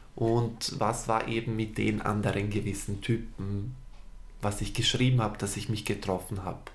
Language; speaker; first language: German; native; German